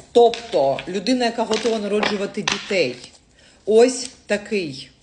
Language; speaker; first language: Ukrainian; native; Ukrainian